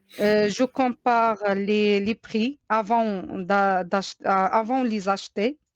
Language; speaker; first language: French; non-native, learner; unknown